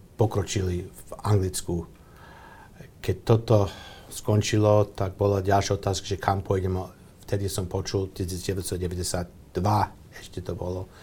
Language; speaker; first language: Slovak; non-native, fluent; English